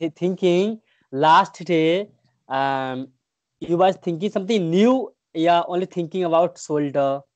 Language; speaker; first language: English; non-native, fluent; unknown